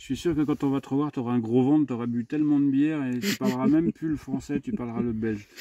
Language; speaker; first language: French; native; French